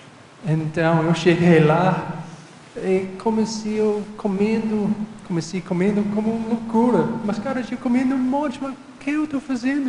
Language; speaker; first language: Portuguese; non-native, fluent; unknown